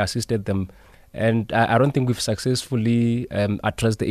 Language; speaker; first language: English; non-native, local second language; Southern Sotho